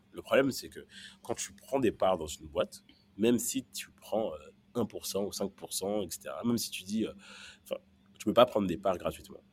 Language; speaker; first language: French; non-native, local second language; Kinyarwanda